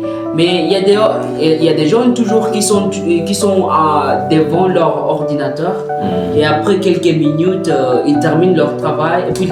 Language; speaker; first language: French; non-native, learner; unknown